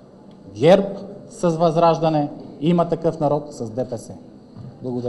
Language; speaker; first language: Bulgarian; native; Bulgarian